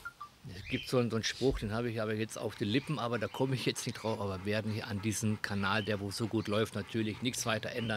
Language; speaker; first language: German; native; German